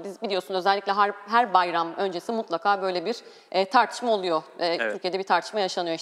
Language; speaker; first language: Turkish; native; Turkish